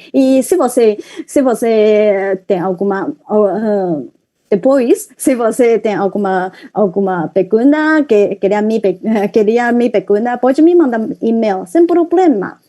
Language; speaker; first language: Portuguese; non-native, learner; Chinese